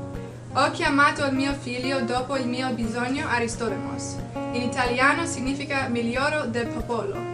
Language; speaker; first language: Italian; non-native, learner; English